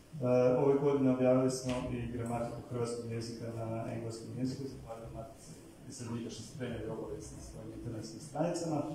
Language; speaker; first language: Croatian; native; Croatian